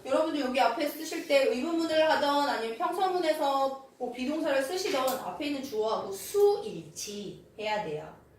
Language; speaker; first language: Korean; native; Korean